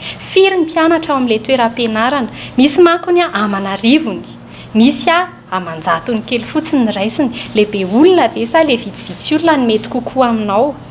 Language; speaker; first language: Malagasy; native; Malagasy